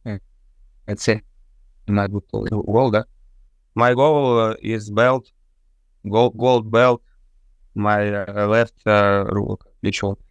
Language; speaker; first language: English; non-native, learner; Ukrainian